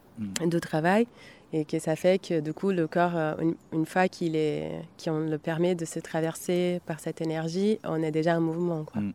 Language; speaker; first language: French; non-native, fluent; Portuguese